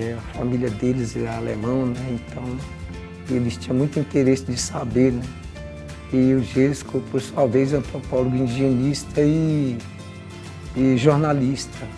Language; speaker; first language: Portuguese; non-native, local second language; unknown